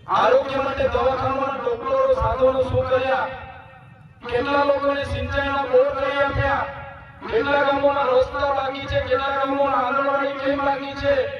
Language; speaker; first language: Gujarati; non-native, local second language; Bhili